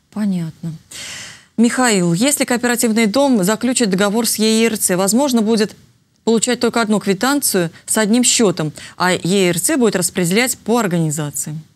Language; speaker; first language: Russian; native; Russian